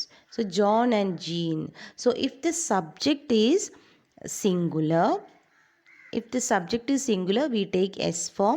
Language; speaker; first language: English; non-native, local second language; Malayalam